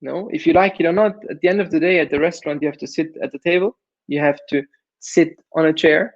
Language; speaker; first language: English; non-native, fluent; German